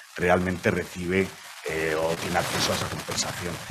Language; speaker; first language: Spanish; native; Spanish